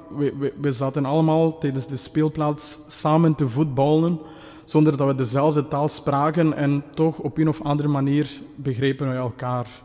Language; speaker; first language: Dutch; non-native, fluent; Kinyarwanda